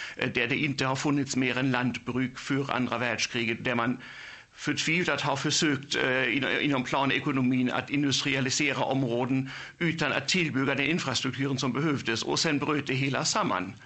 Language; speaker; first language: Swedish; non-native, fluent; German